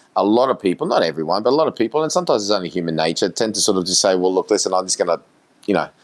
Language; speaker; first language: English; native; English